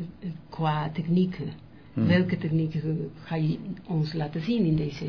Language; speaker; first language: Dutch; non-native, learner; Spanish